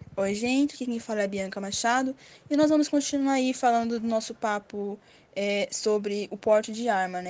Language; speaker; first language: Portuguese; native; Portuguese